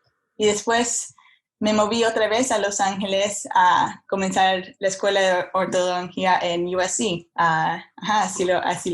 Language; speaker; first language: Spanish; early bilingual, heritage; Spanish